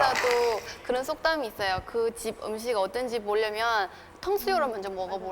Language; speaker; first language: Korean; non-native, fluent; Chinese